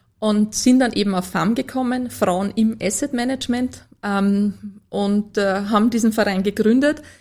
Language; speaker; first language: German; native; German